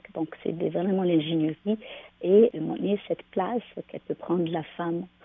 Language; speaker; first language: French; non-native, local second language; Arabic